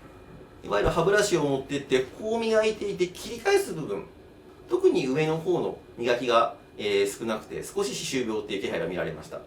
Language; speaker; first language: Japanese; native; Japanese